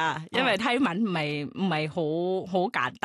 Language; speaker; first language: Cantonese; non-native, fluent; Thai